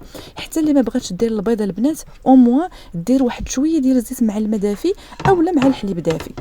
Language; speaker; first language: Arabic; native; Arabic